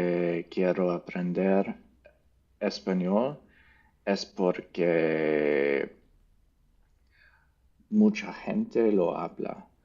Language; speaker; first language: Spanish; non-native, learner; English